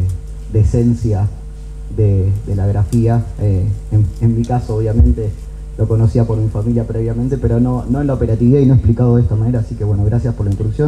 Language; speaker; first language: Spanish; native; Spanish